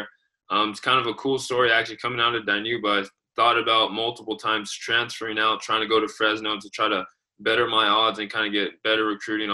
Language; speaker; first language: English; native; English